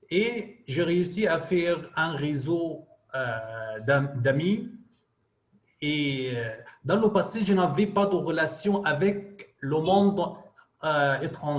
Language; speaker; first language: French; non-native, fluent; Arabic